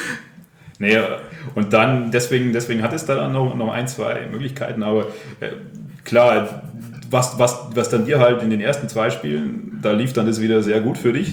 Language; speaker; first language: German; native; German